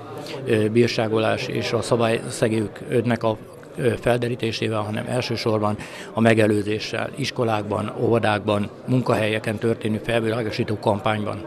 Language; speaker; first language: Hungarian; native; Hungarian